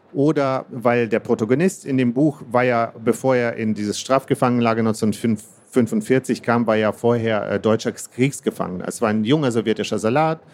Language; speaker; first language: German; early bilingual, other home language; Russian